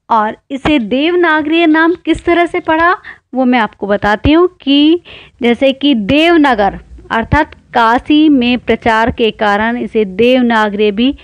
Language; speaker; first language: Hindi; native; Hindi